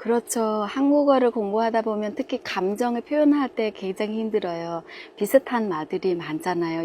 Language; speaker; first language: Korean; non-native, fluent; Vietnamese